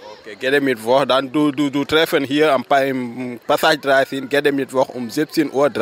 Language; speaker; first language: German; non-native, learner; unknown